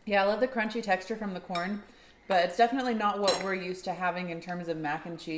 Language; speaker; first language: English; native; English